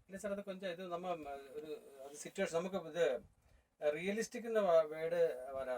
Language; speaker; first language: Tamil; non-native, learner; Malayalam